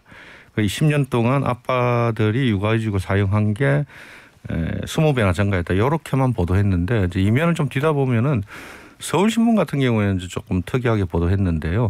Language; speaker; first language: Korean; native; Korean